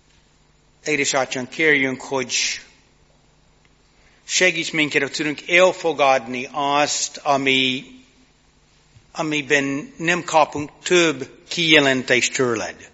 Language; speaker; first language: Hungarian; non-native, fluent; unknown